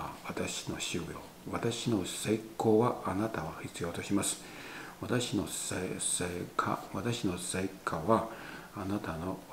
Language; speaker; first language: Japanese; non-native, learner; Chinese